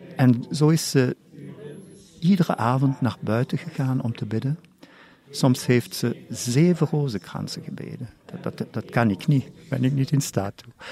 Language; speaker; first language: Dutch; non-native, local second language; German